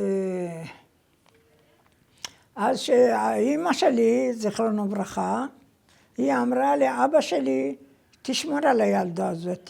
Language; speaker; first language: Hebrew; non-native, fluent; Persian